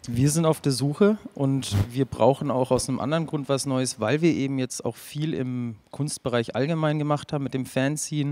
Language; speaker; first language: German; native; German